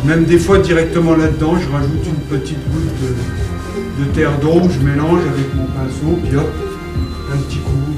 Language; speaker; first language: French; native; French